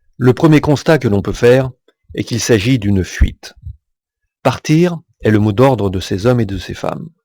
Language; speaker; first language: French; native; French